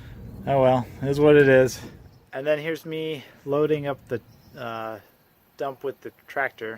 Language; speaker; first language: English; native; English